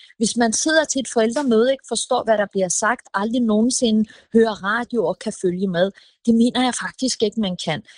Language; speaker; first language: Danish; early bilingual, other home language; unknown